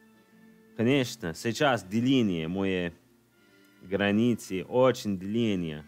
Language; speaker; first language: Russian; non-native, learner; English